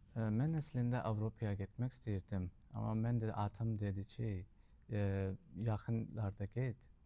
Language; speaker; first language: Azerbaijani; non-native, learner; Urdu